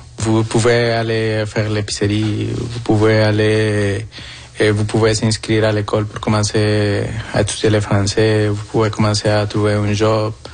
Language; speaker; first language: French; non-native, fluent; Spanish